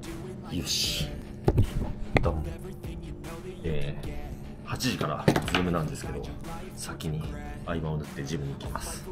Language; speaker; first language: Japanese; native; Japanese